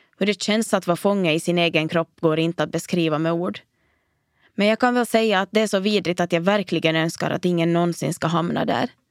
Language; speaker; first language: Swedish; native; Swedish